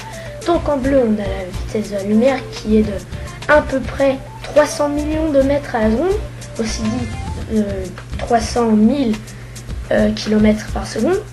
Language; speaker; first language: French; native; French